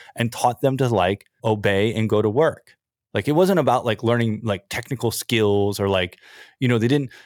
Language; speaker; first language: English; native; English